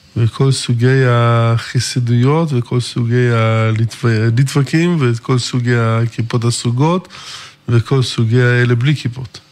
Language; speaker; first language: Hebrew; native; Hebrew